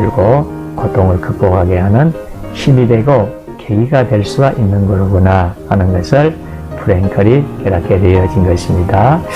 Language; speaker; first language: Korean; native; Korean